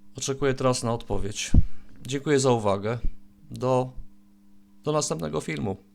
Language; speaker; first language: Polish; native; Polish